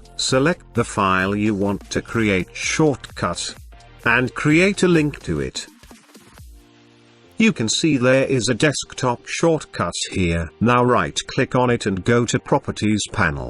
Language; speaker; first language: English; non-native, fluent; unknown